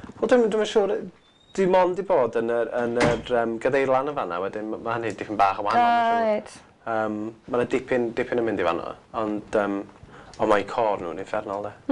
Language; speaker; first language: Welsh; non-native, local second language; English